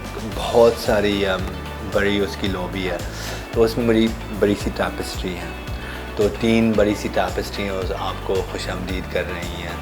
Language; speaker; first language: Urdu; early bilingual, heritage; Urdu